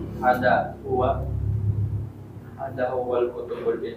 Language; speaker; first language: Arabic; non-native, learner; Filipino